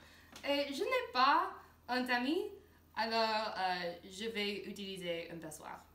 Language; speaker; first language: French; non-native, learner; English